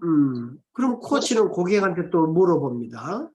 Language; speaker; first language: Korean; native; Korean